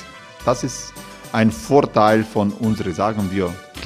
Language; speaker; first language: German; non-native, learner; Croatian